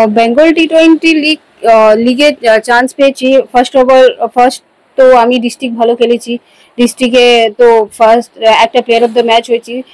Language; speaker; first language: Bangla; non-native, local second language; Hindi